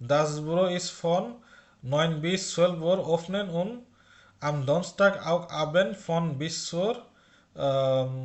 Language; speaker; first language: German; non-native, learner; Bangla